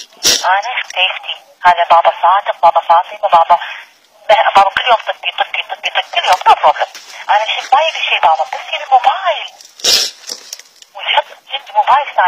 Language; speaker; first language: Arabic; non-native, learner; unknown